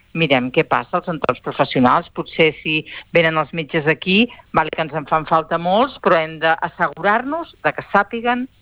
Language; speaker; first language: Catalan; native; Catalan